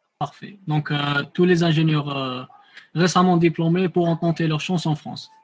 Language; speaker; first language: French; non-native, local second language; Arabic